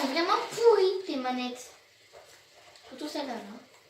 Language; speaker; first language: French; native; French